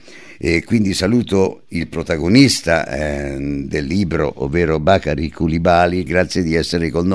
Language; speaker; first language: Italian; native; Italian